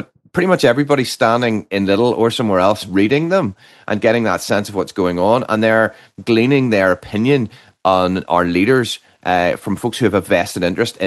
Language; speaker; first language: English; native; English